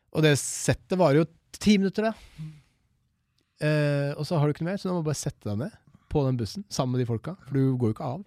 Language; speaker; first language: Norwegian; native; Norwegian